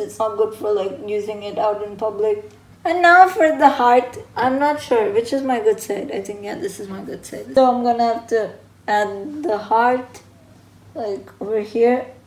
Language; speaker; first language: English; early bilingual, heritage; English